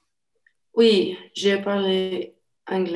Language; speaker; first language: French; non-native, learner; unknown